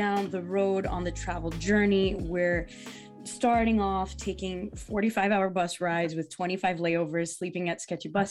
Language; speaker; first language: English; early bilingual, other home language; Portuguese